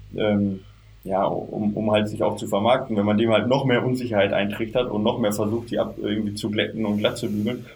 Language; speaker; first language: German; native; German